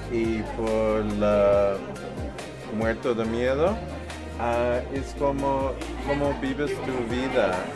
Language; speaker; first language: Spanish; non-native, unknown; English